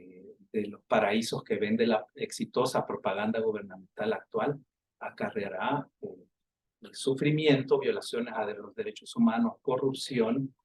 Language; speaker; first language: Spanish; native; Spanish